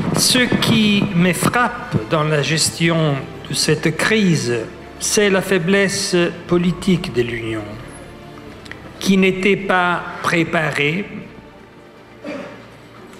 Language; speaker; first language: French; non-native, fluent; Italian